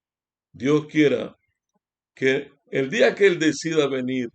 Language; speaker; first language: Spanish; native; Spanish